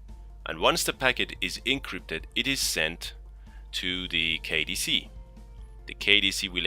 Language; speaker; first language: English; non-native, fluent; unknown